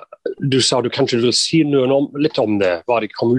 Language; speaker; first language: Norwegian; non-native, fluent; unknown